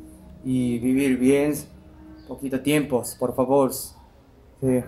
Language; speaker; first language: Spanish; non-native, learner; Japanese